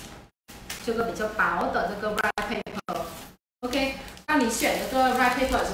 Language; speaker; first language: Chinese; non-native, fluent; Vietnamese